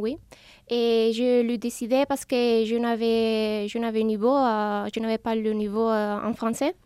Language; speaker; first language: French; non-native, fluent; Spanish